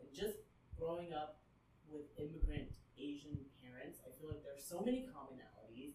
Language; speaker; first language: English; early bilingual, other home language; Vietnamese